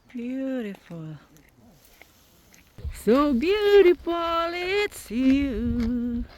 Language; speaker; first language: English; non-native, local second language; Filipino